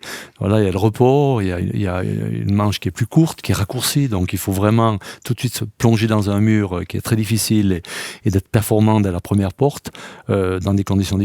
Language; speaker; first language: French; native; French